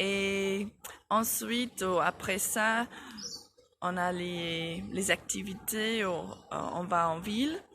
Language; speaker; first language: French; non-native, fluent; English